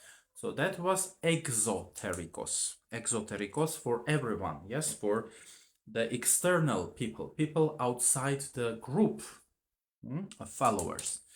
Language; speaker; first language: English; non-native, fluent; Armenian